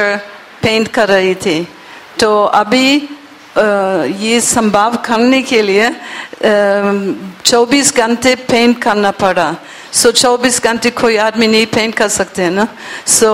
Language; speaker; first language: Hindi; non-native, learner; English